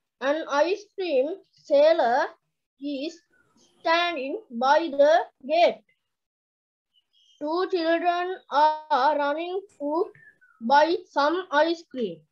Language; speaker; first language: English; non-native, learner; Sinhala